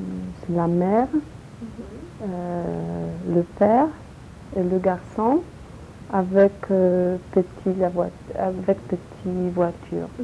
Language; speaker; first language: French; non-native, learner; Polish